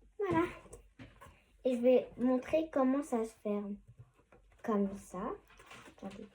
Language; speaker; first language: French; native; French